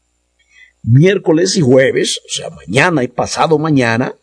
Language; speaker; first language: Spanish; native; Spanish